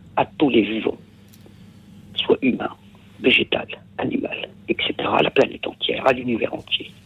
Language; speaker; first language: French; non-native, local second language; Kabyle